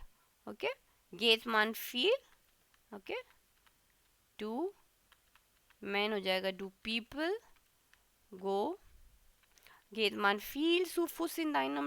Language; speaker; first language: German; non-native, fluent; Hindi